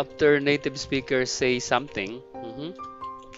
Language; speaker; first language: English; non-native, fluent; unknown